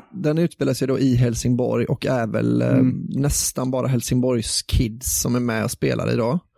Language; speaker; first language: Swedish; native; Swedish